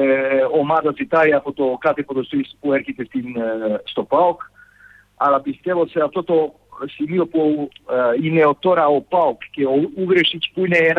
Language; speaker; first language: Greek; non-native, fluent; Serbian